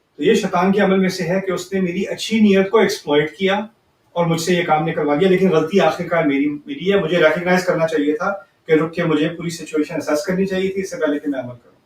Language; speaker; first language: Urdu; early bilingual, heritage; Urdu